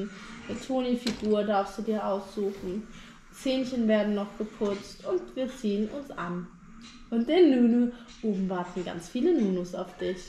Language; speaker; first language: German; native; German